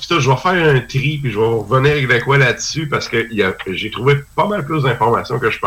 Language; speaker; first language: French; native; French